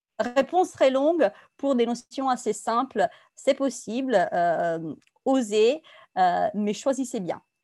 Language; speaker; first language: French; non-native, fluent; Italian